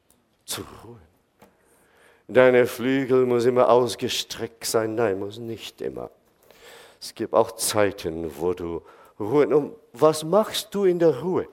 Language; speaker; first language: German; non-native, fluent; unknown